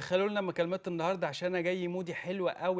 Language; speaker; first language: Arabic; native; Arabic